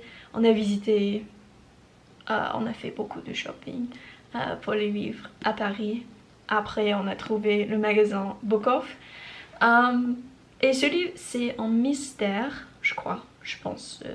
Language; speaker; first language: French; non-native, learner; English